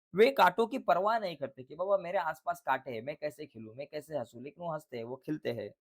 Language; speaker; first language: Hindi; non-native, local second language; Marathi